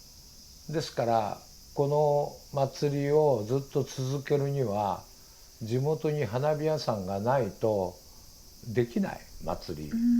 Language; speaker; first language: Japanese; native; Japanese